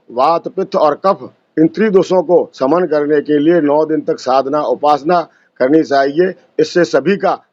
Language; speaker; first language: Hindi; native; Hindi